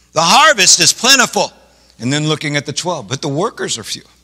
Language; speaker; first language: English; native; English